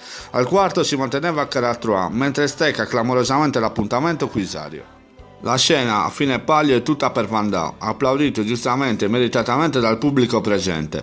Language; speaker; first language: Italian; native; Italian